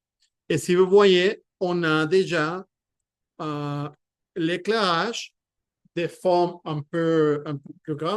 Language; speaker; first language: French; non-native, fluent; Spanish